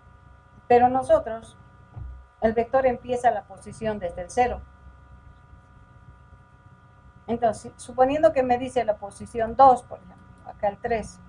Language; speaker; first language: Spanish; native; Spanish